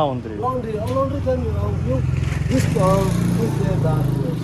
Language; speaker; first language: English; non-native, learner; Indonesian